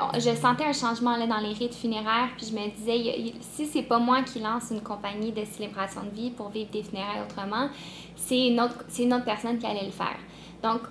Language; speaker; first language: French; native; French